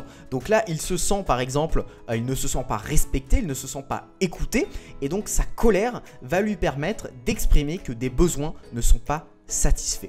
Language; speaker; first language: French; native; French